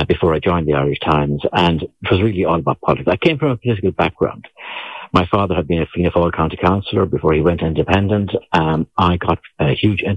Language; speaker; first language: English; native; English